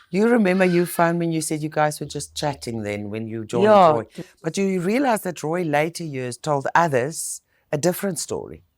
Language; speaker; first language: English; non-native, local second language; Afrikaans